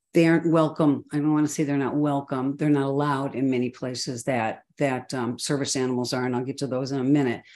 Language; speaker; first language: English; native; English